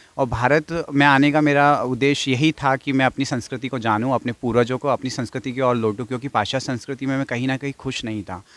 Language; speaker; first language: Hindi; non-native, fluent; English